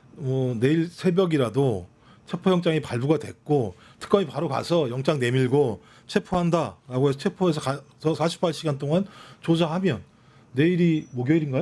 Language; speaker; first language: Korean; native; Korean